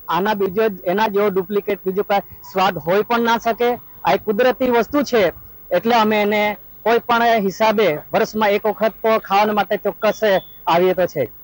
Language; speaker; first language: Gujarati; native; Gujarati